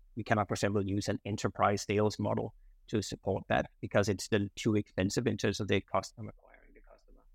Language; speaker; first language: English; non-native, fluent; Danish